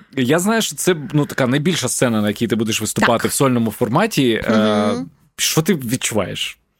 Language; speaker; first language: Ukrainian; native; Ukrainian